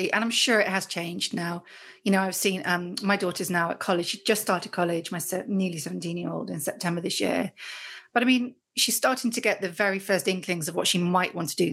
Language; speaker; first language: English; native; English